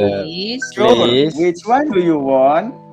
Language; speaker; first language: English; non-native, fluent; Indonesian